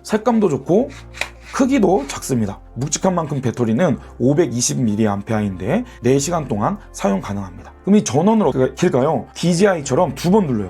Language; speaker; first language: Korean; native; Korean